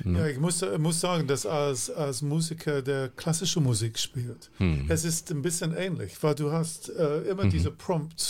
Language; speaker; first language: German; non-native, fluent; English